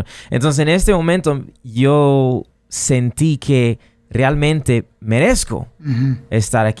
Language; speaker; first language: Spanish; non-native, fluent; English